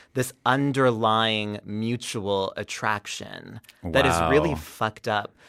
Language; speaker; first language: English; native; English